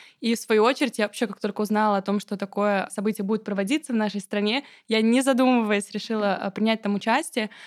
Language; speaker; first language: Russian; native; Russian